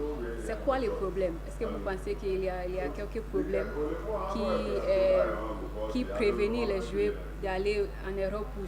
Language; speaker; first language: French; non-native, learner; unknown